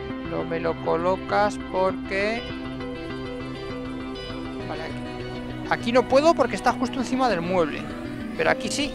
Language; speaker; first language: Spanish; native; Spanish